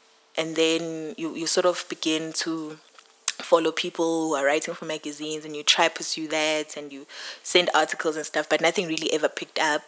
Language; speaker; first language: English; non-native, local second language; Zulu